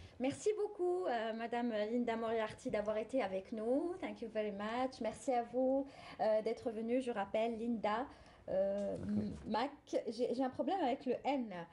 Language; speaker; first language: French; non-native, local second language; Arabic